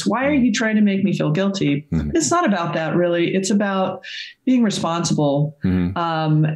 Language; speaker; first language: English; native; English